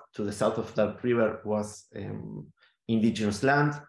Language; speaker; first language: English; non-native, fluent; Spanish